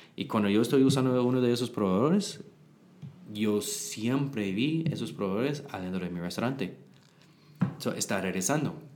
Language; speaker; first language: Spanish; non-native, learner; English